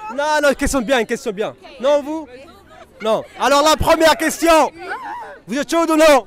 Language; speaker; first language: French; non-native, local second language; Arabic